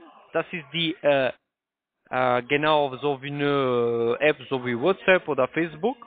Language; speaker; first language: German; non-native, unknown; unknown